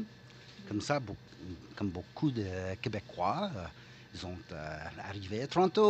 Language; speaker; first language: French; non-native, local second language; English